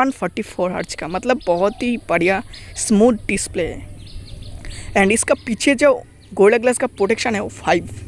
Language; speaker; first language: Hindi; non-native, local second language; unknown